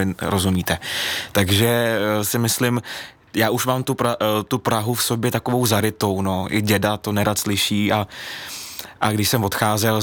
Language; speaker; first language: Czech; native; Czech